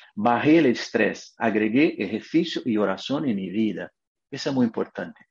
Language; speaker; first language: Spanish; non-native, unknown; Portuguese